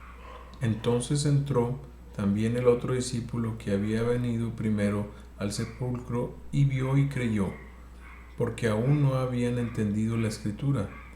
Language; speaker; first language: Spanish; native; Spanish